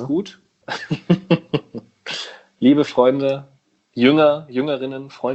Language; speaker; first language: German; native; German